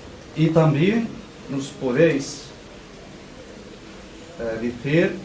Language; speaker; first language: Spanish; non-native, fluent; Riffian